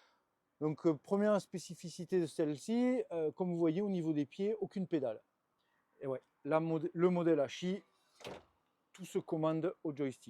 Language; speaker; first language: French; native; French